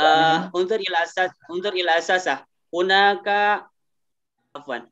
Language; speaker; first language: Arabic; non-native, learner; Indonesian